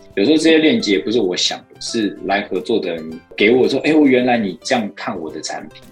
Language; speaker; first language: Chinese; native; Chinese